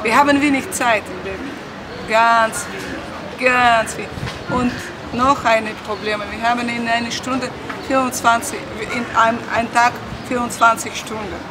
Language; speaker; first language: German; non-native, learner; Russian